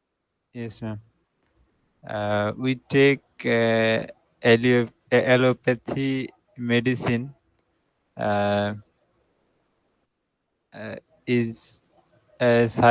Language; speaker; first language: English; non-native, learner; Bangla